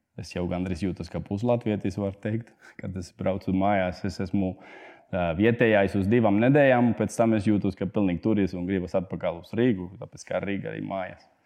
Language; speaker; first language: Latvian; non-native, fluent; Spanish